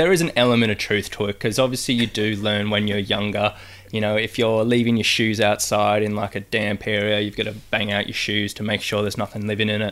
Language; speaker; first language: English; native; English